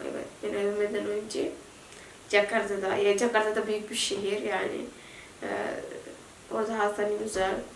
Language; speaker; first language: Turkish; non-native, learner; Indonesian